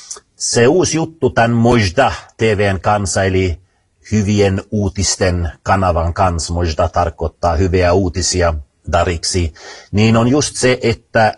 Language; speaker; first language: Finnish; early bilingual, heritage; Finnish